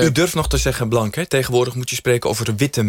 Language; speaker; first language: Dutch; native; Dutch